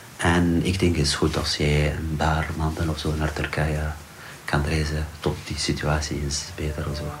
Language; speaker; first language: Dutch; non-native, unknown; Arabic